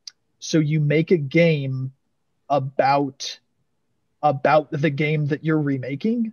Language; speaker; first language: English; native; English